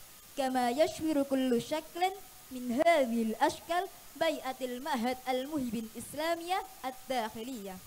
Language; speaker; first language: Arabic; non-native, learner; Indonesian